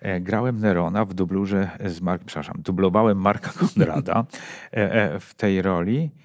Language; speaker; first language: Polish; native; Polish